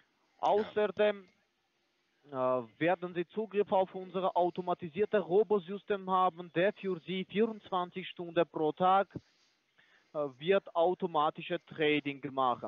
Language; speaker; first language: German; non-native, fluent; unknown